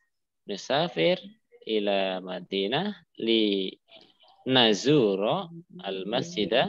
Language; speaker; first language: Arabic; non-native, fluent; Indonesian